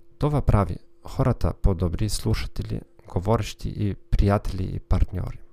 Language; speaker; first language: Bulgarian; non-native, learner; German